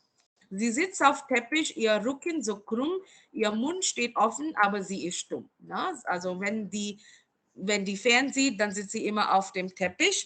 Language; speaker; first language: German; non-native, fluent; Marathi